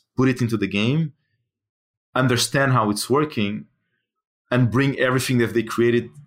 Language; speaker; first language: English; non-native, fluent; Portuguese